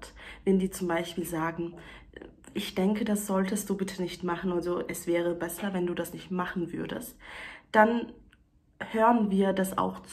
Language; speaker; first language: German; early bilingual, other home language; Turkish